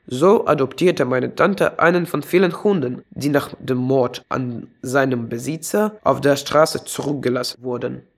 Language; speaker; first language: German; non-native, fluent; Russian